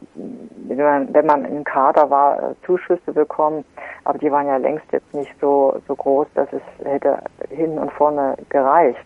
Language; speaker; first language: German; native; German